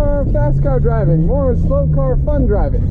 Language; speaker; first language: English; native; English